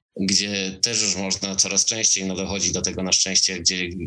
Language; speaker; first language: Polish; native; Polish